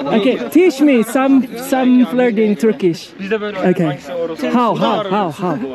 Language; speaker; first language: English; non-native, learner; Thai